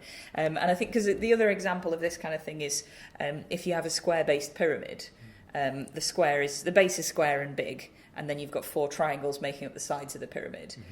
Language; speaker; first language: English; native; English